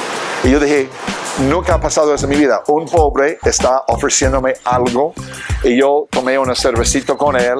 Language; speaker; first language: Spanish; non-native, fluent; English